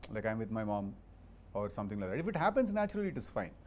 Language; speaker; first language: English; non-native, local second language; Telugu